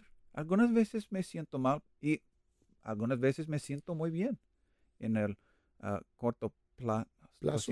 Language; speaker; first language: Spanish; non-native, learner; English